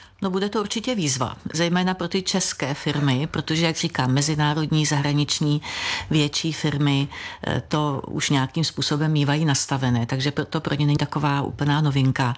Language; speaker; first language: Czech; native; Czech